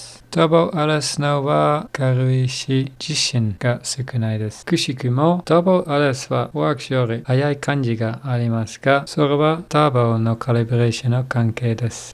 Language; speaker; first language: Japanese; non-native, learner; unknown